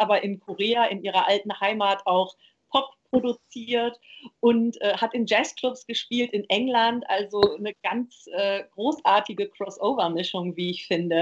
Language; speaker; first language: German; native; German